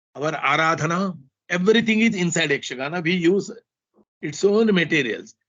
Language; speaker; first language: English; non-native, local second language; Kannada